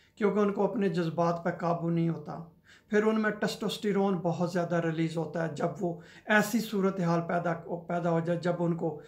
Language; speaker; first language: Urdu; non-native, local second language; Punjabi